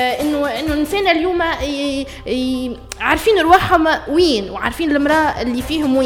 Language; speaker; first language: Arabic; native; Arabic